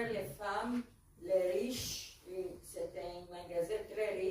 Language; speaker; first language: French; non-native, learner; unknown